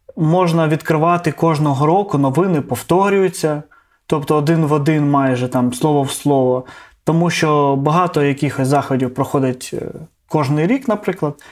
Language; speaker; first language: Ukrainian; non-native, local second language; Russian